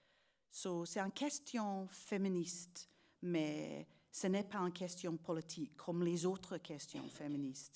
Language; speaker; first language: French; non-native, learner; English